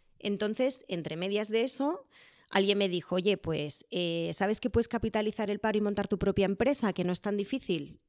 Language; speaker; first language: Spanish; native; Spanish